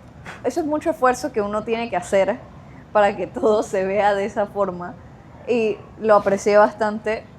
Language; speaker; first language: Spanish; native; Spanish